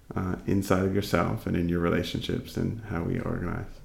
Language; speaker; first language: English; native; English